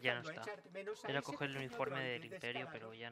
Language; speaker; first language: Spanish; native; Spanish